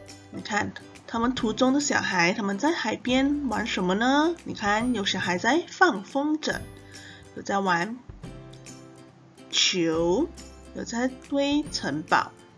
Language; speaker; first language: Chinese; native; Chinese